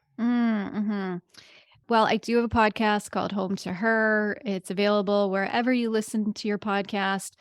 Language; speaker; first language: English; native; English